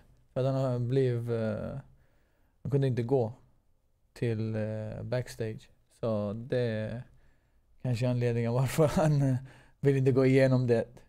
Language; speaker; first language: Swedish; non-native, fluent; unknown